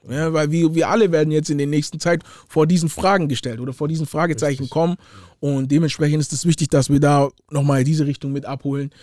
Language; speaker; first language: German; early bilingual, other home language; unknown